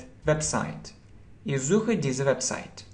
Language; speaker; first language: German; non-native, fluent; Russian